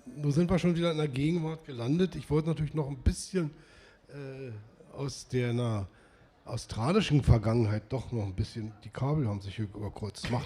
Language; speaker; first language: German; native; German